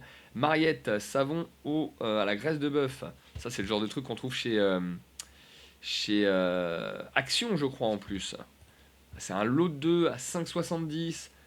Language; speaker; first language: French; native; French